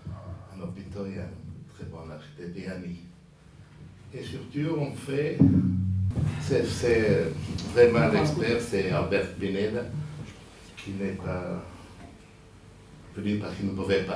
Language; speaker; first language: French; non-native, fluent; Portuguese